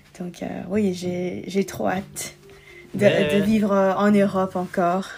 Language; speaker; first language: French; non-native, learner; English